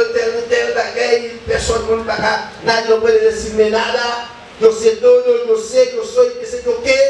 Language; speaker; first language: French; non-native, learner; Haitian Creole